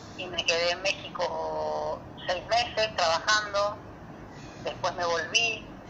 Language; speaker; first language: Spanish; native; Spanish